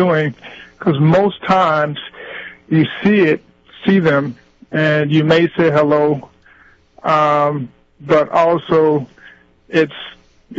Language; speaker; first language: English; native; English